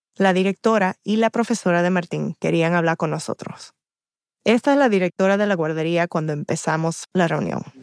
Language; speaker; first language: Spanish; early bilingual, heritage; Spanish